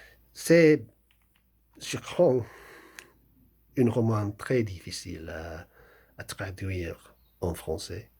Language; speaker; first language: French; non-native, fluent; English